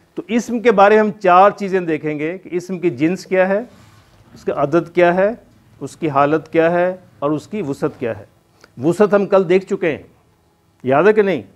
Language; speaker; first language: Urdu; non-native, local second language; Punjabi